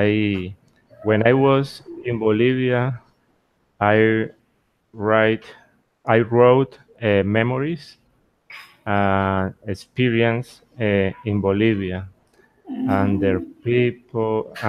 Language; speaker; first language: English; non-native, learner; Spanish